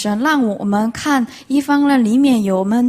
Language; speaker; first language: Chinese; non-native, fluent; Korean